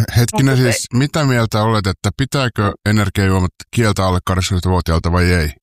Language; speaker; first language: Finnish; native; Finnish